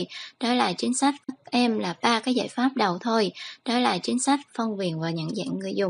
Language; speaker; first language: Vietnamese; native; Vietnamese